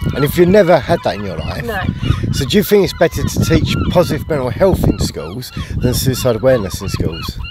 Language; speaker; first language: English; native; English